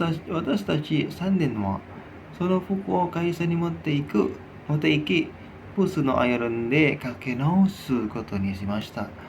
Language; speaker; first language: Japanese; non-native, learner; Indonesian